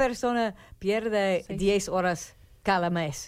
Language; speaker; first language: Spanish; non-native, learner; English